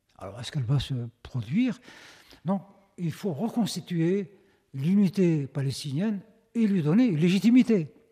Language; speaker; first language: French; non-native, local second language; Arabic